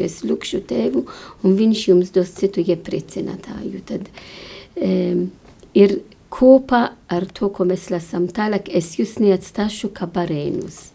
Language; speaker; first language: Latvian; non-native, fluent; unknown